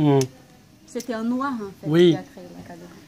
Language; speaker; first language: French; non-native, fluent; Portuguese